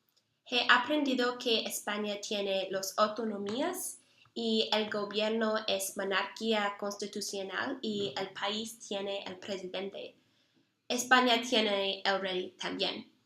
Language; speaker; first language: Spanish; non-native, learner; English